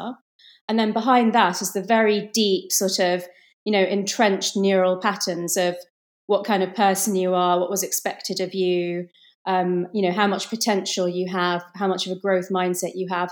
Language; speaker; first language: English; native; English